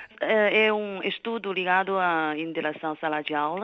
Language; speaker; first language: Portuguese; non-native, fluent; Chinese